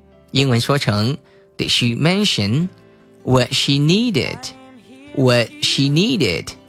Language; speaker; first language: English; non-native, fluent; Chinese